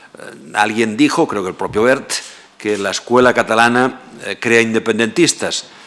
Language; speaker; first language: Spanish; non-native, local second language; Catalan